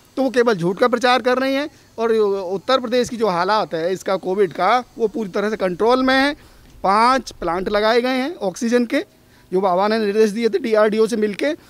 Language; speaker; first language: Hindi; native; Hindi